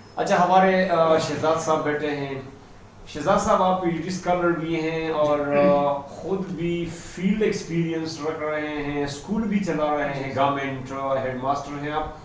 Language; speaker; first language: Urdu; non-native, local second language; Pashto